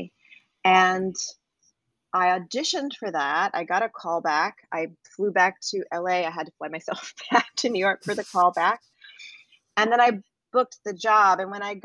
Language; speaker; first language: English; native; English